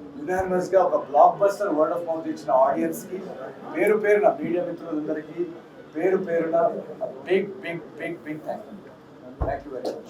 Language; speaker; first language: Telugu; native; Telugu